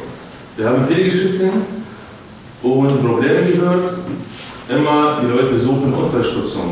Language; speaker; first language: German; non-native, fluent; Arabic